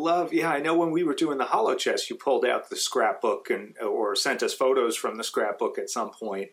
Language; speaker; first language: English; native; English